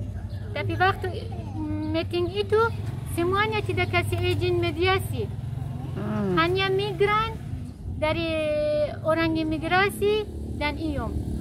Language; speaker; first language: Indonesian; non-native, learner; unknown